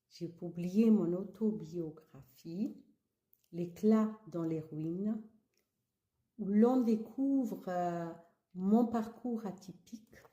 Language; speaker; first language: French; early bilingual, other home language; Kabuverdianu